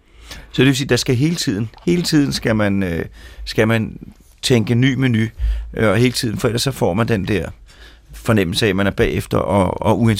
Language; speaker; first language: Danish; native; Danish